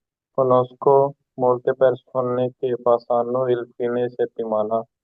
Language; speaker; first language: Italian; non-native, learner; Hindi